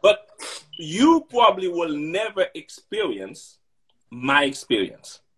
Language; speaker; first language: English; non-native, fluent; Haitian Creole